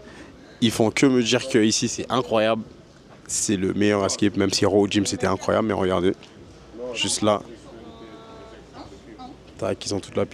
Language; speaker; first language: French; native; French